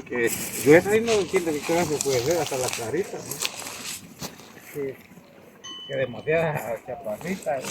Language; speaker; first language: Spanish; native; Spanish